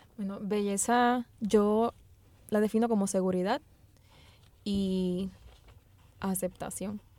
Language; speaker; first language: Spanish; native; Spanish